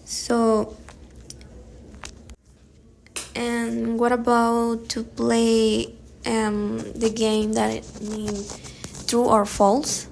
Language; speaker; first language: English; non-native, learner; Spanish